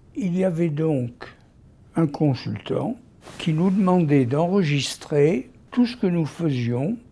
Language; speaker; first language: French; native; French